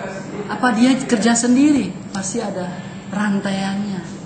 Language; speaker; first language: Indonesian; native; Indonesian